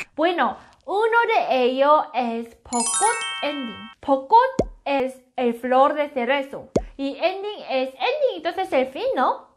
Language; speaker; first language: Spanish; non-native, learner; Korean